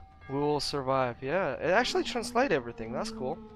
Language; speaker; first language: English; non-native, fluent; Russian